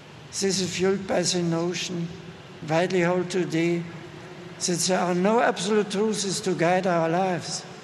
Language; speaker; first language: English; non-native, fluent; German